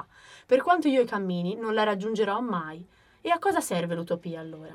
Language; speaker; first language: Italian; native; Italian